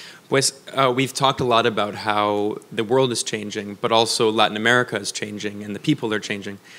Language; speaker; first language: English; native; English